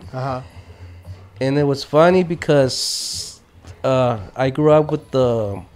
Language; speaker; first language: English; native; English